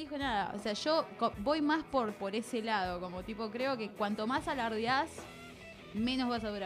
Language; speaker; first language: Spanish; native; Spanish